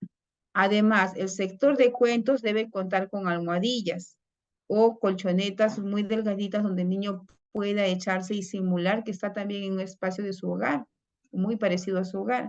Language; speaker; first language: Spanish; native; Spanish